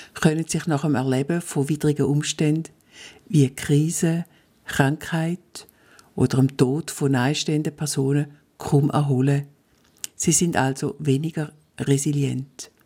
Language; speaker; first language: German; native; German